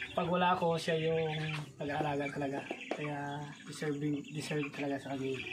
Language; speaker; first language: Filipino; native; Filipino